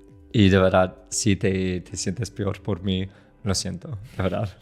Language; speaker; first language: Spanish; non-native, fluent; English